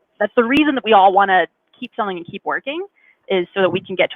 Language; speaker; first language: English; native; English